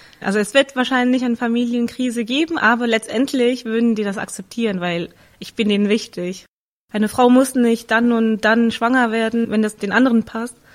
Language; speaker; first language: German; early bilingual, other home language; Tamil